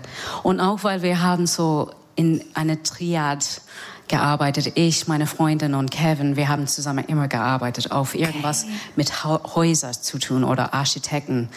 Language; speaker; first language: German; non-native, fluent; English